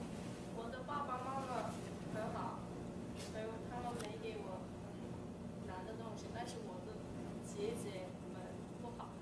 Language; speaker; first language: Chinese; non-native, learner; English